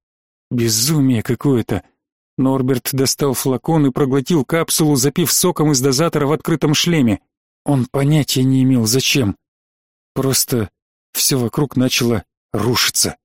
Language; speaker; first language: Russian; native; Russian